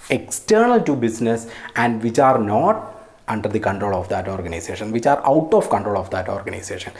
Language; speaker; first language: English; non-native, local second language; Malayalam